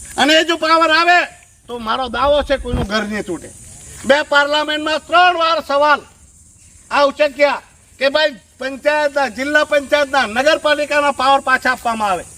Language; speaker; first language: Gujarati; non-native, local second language; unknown